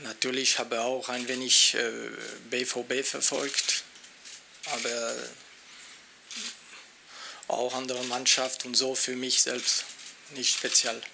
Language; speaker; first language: German; non-native, local second language; French